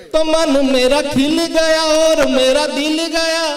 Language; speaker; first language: Hindi; native; Hindi